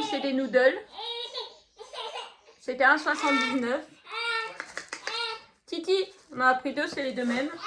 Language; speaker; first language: French; native; French